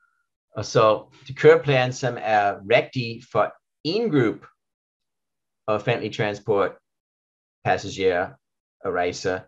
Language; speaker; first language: Danish; non-native, learner; English